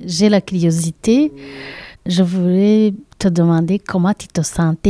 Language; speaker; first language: French; non-native, learner; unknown